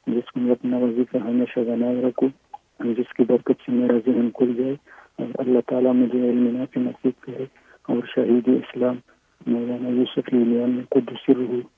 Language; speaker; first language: Urdu; non-native, local second language; Pashto